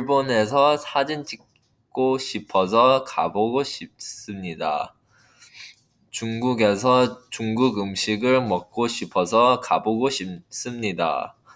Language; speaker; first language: Korean; non-native, learner; English